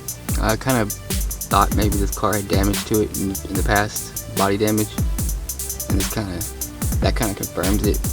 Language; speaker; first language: English; native; English